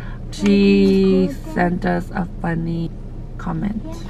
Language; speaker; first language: English; early bilingual, other home language; Spanish